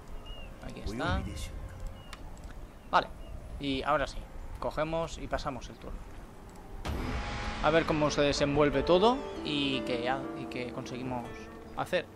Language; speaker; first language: Spanish; native; Spanish